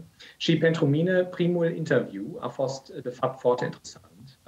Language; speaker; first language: Romanian; non-native, learner; German